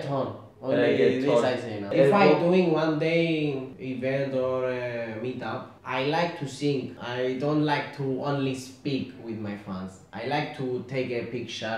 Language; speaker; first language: English; non-native, learner; Greek